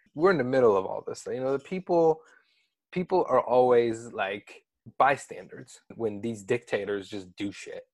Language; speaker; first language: English; early bilingual, other home language; Arabic